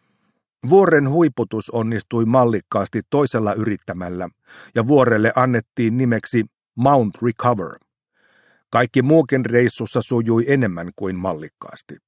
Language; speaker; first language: Finnish; native; Finnish